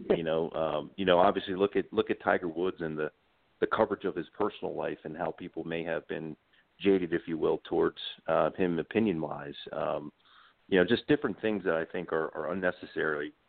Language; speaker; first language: English; native; English